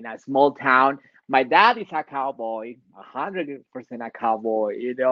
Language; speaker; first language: English; non-native, fluent; Spanish